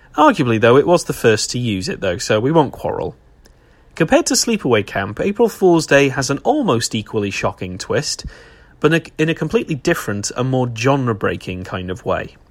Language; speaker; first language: English; native; English